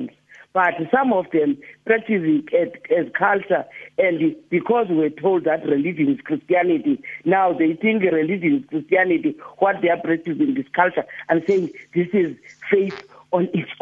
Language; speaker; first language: English; non-native, local second language; Xhosa